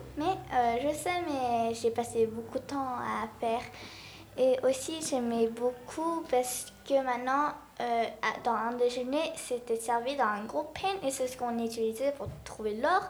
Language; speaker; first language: French; early bilingual, heritage; French